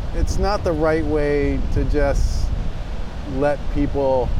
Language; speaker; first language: English; native; English